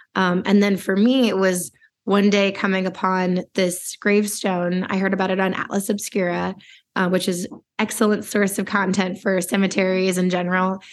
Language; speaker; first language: English; native; English